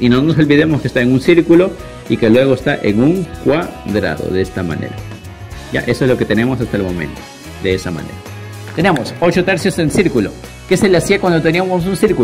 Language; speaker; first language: Spanish; native; Spanish